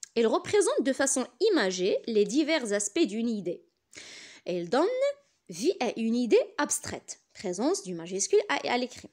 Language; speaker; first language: French; non-native, local second language; Arabic